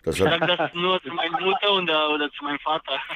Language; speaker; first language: German; non-native, learner; Serbian